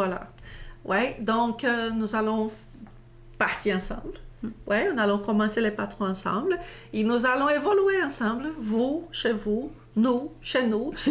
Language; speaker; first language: French; non-native, fluent; Portuguese